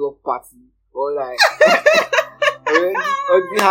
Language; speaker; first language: English; non-native, local second language; Yoruba